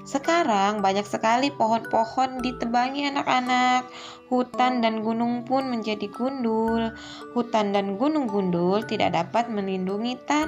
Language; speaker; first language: Indonesian; native; Indonesian